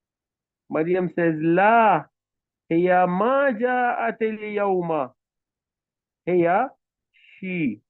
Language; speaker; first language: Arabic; non-native, fluent; Hindi